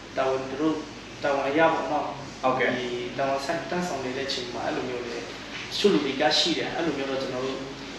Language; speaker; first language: Burmese; non-native, local second language; Hakha Chin